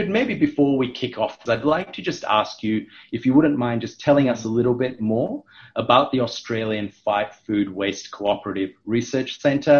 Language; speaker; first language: English; non-native, local second language; Sinhala